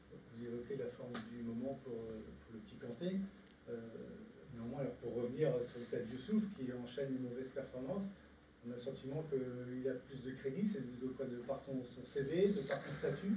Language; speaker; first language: French; native; French